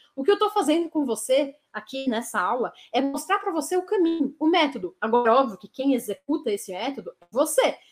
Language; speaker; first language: Portuguese; native; Portuguese